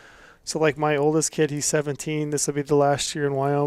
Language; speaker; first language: English; native; English